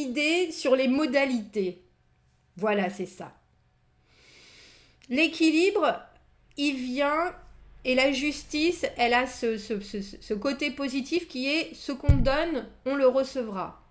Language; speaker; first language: French; native; French